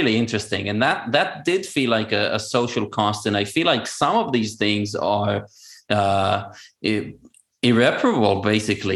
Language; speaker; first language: English; non-native, fluent; Hebrew